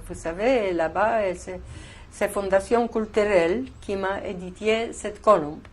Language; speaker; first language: French; non-native, learner; Polish